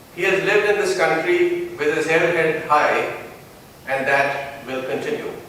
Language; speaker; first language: English; non-native, local second language; Punjabi